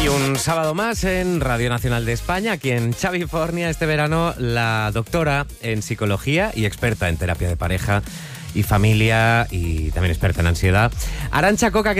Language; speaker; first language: Spanish; native; Spanish